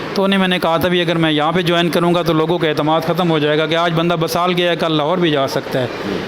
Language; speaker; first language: Urdu; non-native, local second language; Punjabi